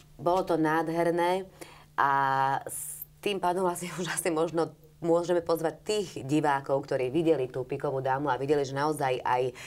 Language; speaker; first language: Slovak; native; Slovak